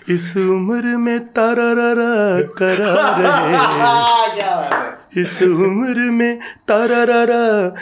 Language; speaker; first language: Hindi; native; Hindi